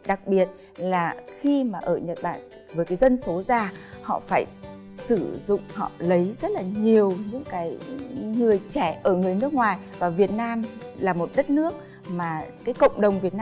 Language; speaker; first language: Vietnamese; native; Vietnamese